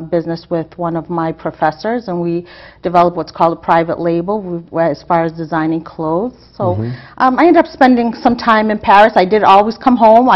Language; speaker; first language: English; native; English